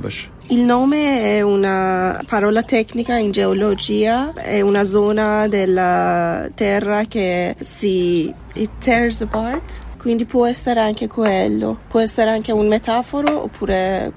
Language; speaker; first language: Italian; non-native, fluent; Persian